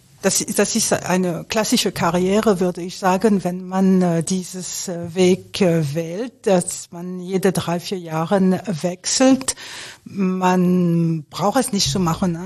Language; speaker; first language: German; non-native, fluent; French